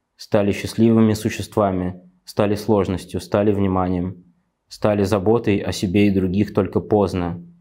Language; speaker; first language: Russian; native; Russian